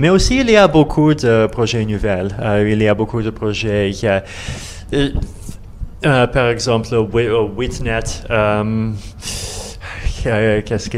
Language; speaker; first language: French; non-native, learner; Russian